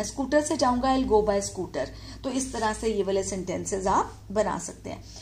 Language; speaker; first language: Hindi; native; Hindi